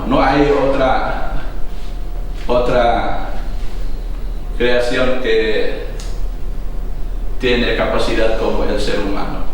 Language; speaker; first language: Spanish; non-native, fluent; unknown